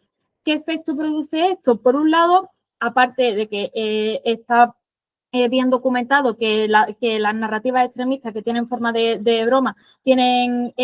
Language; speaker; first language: Spanish; native; Spanish